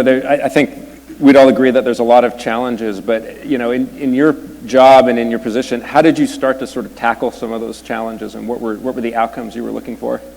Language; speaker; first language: English; native; English